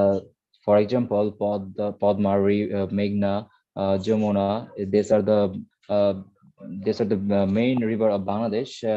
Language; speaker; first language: English; non-native, learner; Bangla